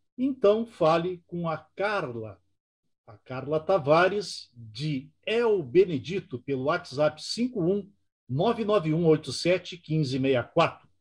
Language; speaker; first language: Portuguese; native; Portuguese